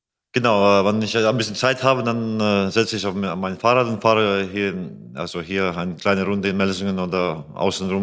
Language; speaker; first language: German; non-native, fluent; Latvian